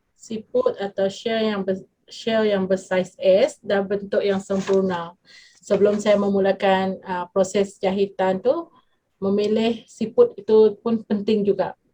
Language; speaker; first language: Malay; non-native, local second language; Iban